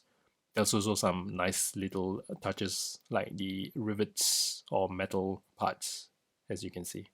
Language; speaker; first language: English; native; English